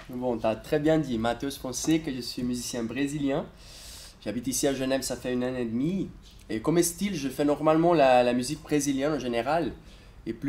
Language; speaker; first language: French; non-native, fluent; Portuguese